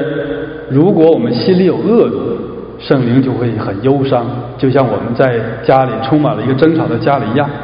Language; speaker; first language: Chinese; native; Chinese